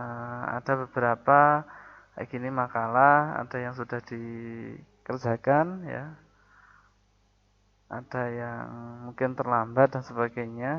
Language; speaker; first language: Indonesian; native; Indonesian